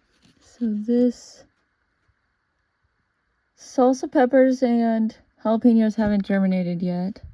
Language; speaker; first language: English; native; English